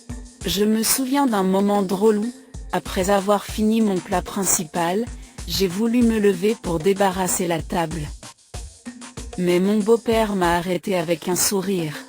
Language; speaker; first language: French; non-native, fluent; Thai